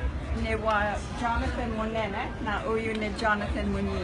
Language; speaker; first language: Kikuyu; non-native, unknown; English